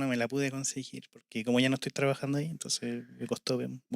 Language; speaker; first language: Spanish; native; Spanish